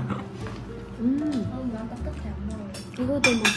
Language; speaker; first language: Korean; non-native, learner; English